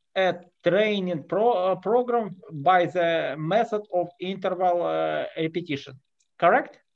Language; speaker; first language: English; non-native, fluent; Russian